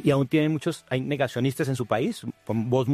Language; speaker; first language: Spanish; native; Spanish